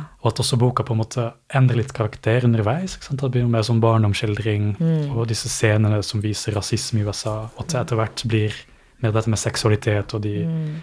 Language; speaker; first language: Norwegian; native; Norwegian